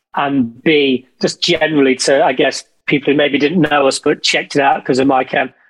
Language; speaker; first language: English; native; English